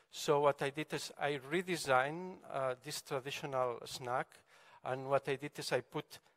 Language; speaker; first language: English; non-native, fluent; Catalan